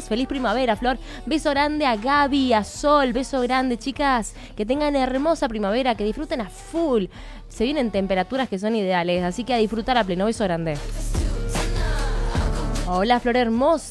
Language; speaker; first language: Spanish; native; Spanish